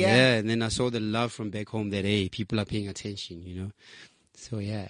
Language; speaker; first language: English; non-native, local second language; Southern Sotho